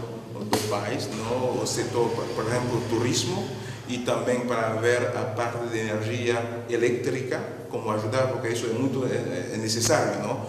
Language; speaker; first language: Portuguese; non-native, fluent; Spanish